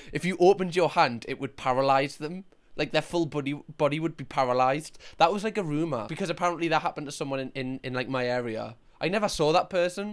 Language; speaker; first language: English; native; English